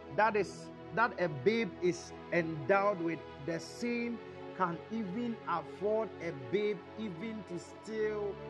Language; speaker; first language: English; non-native, local second language; Akan